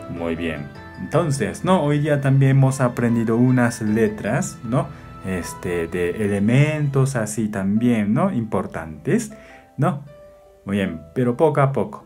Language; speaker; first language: Spanish; non-native, fluent; Japanese